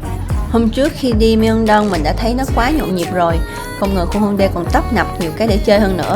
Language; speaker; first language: Vietnamese; native; Vietnamese